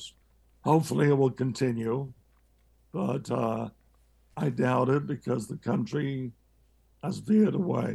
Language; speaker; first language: English; native; English